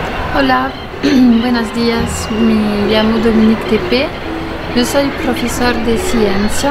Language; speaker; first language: Spanish; non-native, fluent; French